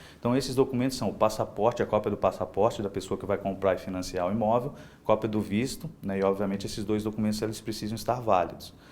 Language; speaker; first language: Portuguese; native; Portuguese